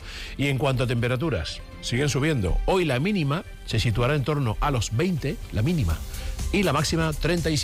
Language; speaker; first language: Spanish; native; Spanish